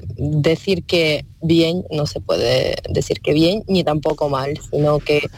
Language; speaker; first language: Spanish; non-native, fluent; Ukrainian